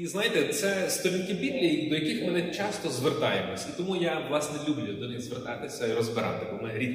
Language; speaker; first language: Ukrainian; native; Ukrainian